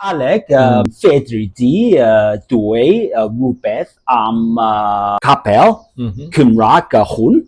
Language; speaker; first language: Welsh; non-native, learner; Cantonese